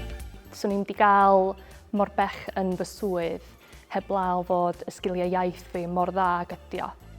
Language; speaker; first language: Welsh; native; Welsh